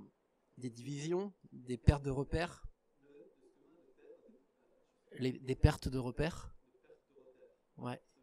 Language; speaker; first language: French; native; French